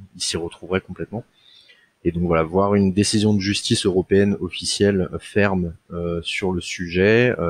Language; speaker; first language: French; native; French